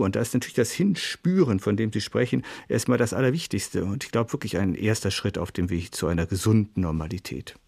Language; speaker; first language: German; native; German